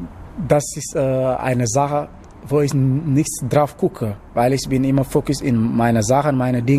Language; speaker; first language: German; non-native, learner; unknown